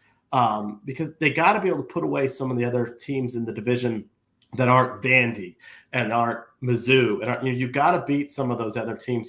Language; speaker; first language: English; native; English